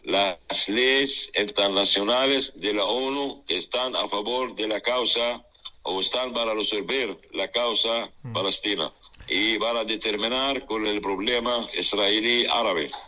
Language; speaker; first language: Spanish; non-native, fluent; Arabic